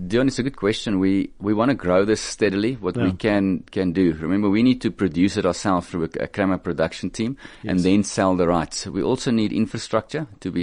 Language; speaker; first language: English; non-native, local second language; Afrikaans